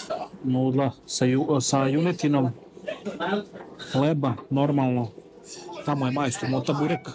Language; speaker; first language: Bosnian; native; Bosnian